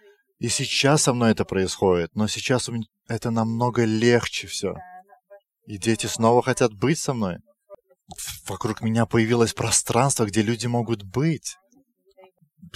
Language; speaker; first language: Russian; non-native, fluent; Lithuanian